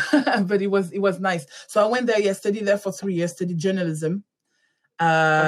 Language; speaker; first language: English; non-native, fluent; French